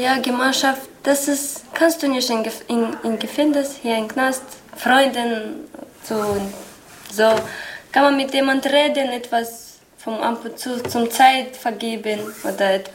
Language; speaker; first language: German; non-native, learner; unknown